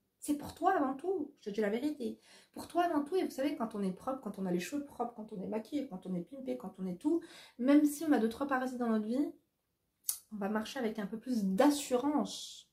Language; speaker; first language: French; native; French